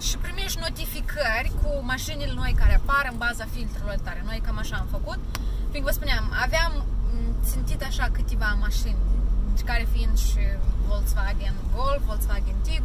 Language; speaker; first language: Romanian; native; Romanian